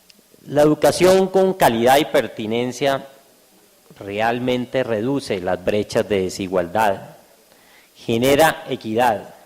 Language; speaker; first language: Spanish; native; Spanish